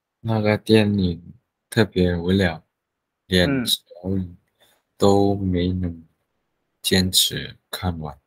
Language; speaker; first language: Chinese; non-native, learner; Vietnamese